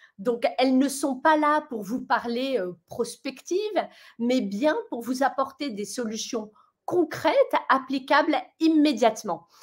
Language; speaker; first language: French; native; French